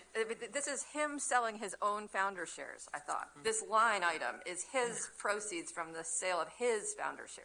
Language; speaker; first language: English; native; English